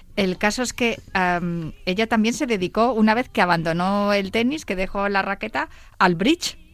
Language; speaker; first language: Spanish; native; Spanish